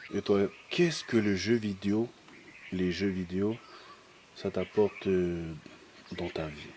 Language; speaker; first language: French; native; French